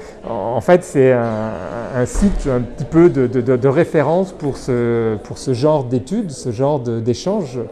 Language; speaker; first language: French; native; French